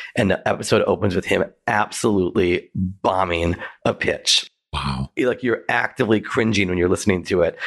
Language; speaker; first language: English; native; English